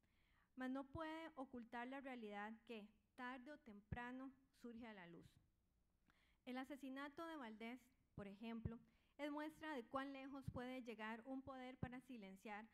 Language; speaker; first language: Spanish; native; Spanish